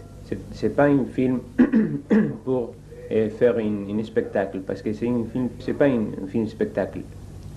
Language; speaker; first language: French; non-native, fluent; Spanish